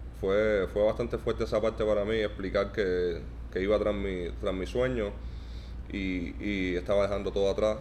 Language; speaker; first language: Spanish; native; Spanish